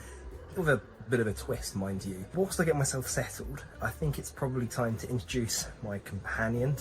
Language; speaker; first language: English; native; English